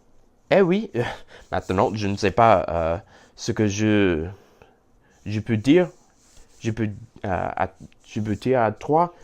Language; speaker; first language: French; non-native, learner; English